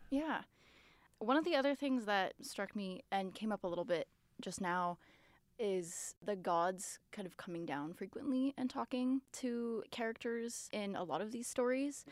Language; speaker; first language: English; early bilingual, other home language; Portuguese